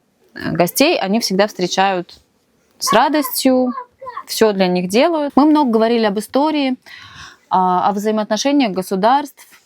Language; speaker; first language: Russian; native; Russian